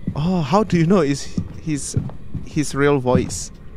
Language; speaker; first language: English; non-native, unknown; Indonesian